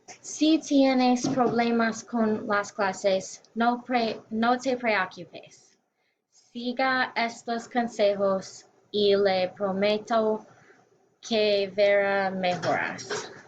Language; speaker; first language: Spanish; non-native, learner; English